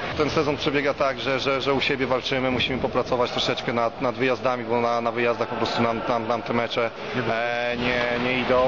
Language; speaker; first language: Polish; native; Polish